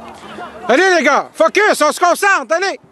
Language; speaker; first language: French; native; French